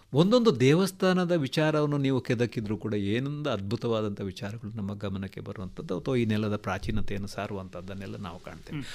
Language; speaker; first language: Kannada; non-native, local second language; Tulu